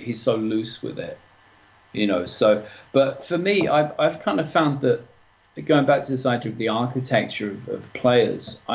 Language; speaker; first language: English; native; English